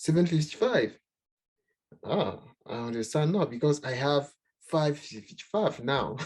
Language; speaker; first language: English; non-native, learner; French